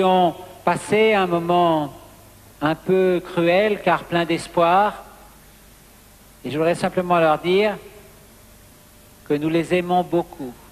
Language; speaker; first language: French; native; French